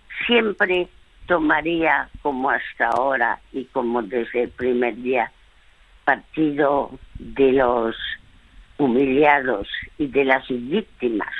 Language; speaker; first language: Spanish; early bilingual, other home language; French